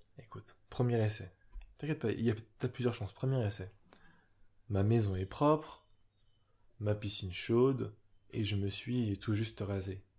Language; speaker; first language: French; early bilingual, other home language; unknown